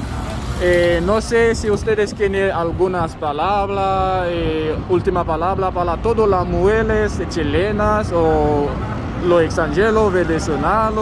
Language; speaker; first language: Spanish; non-native, learner; Haitian Creole